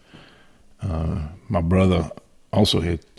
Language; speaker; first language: English; native; English